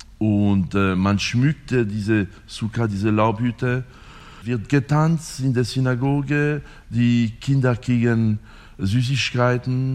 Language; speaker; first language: German; non-native, fluent; French